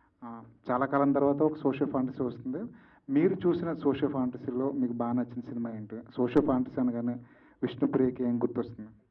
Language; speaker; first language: Telugu; native; Telugu